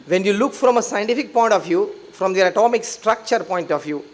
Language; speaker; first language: English; non-native, local second language; Gujarati